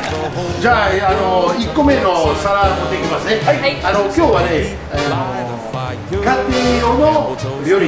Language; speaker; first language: Japanese; non-native, fluent; French